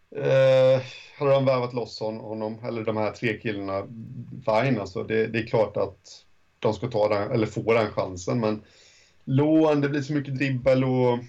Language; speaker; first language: Swedish; native; Swedish